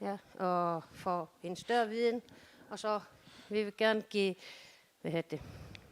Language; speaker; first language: Danish; non-native, local second language; Kalaallisut